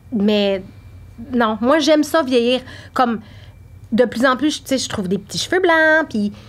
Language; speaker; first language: French; native; French